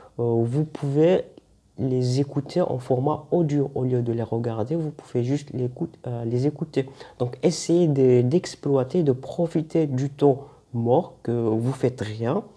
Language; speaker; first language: French; non-native, local second language; Arabic